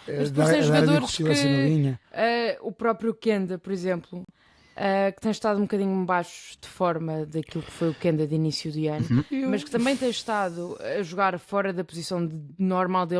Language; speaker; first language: Portuguese; native; Portuguese